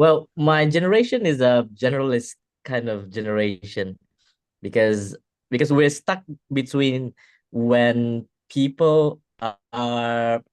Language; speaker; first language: English; non-native, fluent; Indonesian